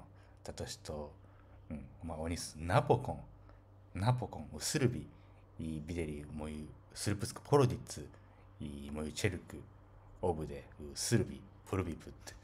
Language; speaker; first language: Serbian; non-native, fluent; Japanese